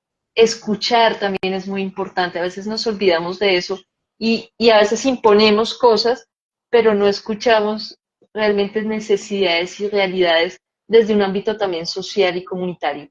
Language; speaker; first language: Spanish; native; Spanish